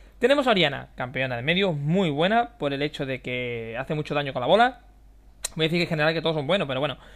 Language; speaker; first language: Spanish; native; Spanish